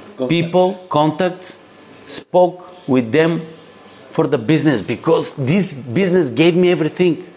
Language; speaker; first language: English; non-native, learner; Bulgarian